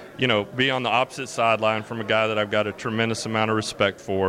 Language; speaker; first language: English; native; English